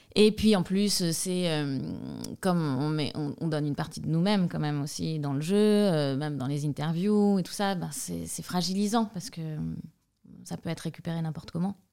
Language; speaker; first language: French; native; French